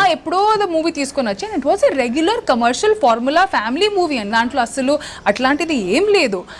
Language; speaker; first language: Telugu; non-native, local second language; Hindi